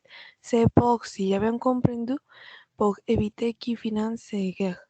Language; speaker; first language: French; non-native, learner; Spanish